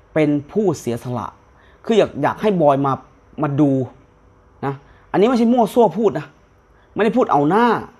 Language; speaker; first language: Thai; native; Thai